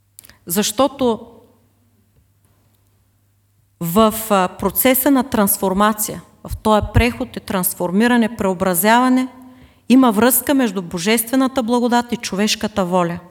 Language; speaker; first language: Bulgarian; native; Bulgarian